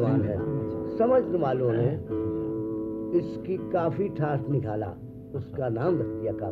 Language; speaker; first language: Urdu; non-native, local second language; Punjabi